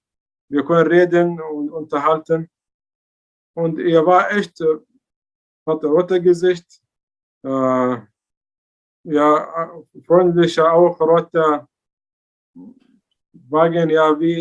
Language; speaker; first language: German; non-native, learner; Arabic